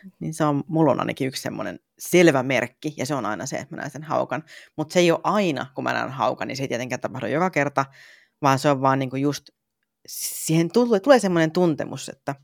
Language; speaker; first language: Finnish; native; Finnish